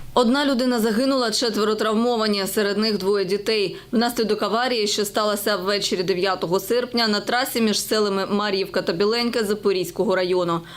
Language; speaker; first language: Ukrainian; native; Ukrainian